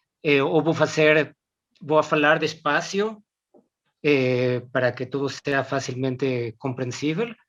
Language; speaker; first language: Portuguese; non-native, learner; Spanish